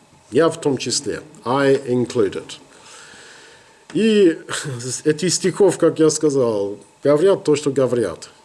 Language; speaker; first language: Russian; non-native, learner; English